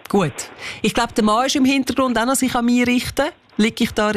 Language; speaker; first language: German; native; German